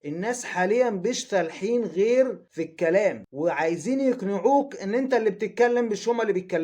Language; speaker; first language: Arabic; native; Arabic